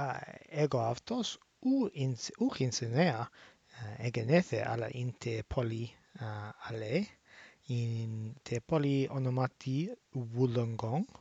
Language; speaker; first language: Greek; non-native, learner; English